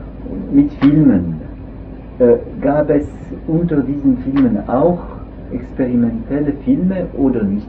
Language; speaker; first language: German; non-native, local second language; French